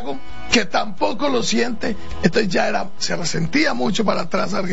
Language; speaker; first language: Spanish; native; Spanish